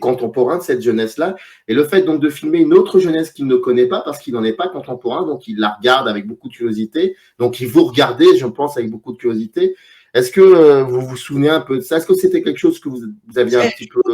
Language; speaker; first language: French; native; French